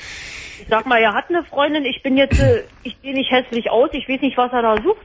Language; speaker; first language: German; native; German